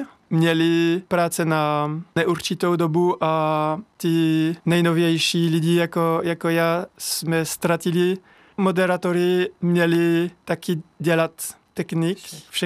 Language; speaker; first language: Czech; non-native, learner; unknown